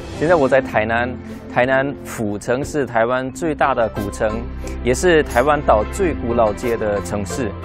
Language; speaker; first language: Chinese; non-native, fluent; German